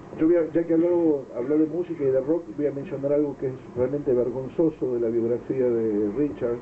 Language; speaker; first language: Spanish; native; Spanish